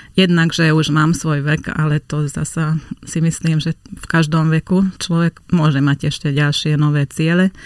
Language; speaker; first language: Slovak; non-native, local second language; Hungarian